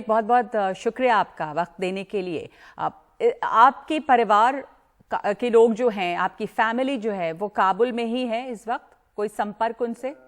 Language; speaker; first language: Hindi; native; Hindi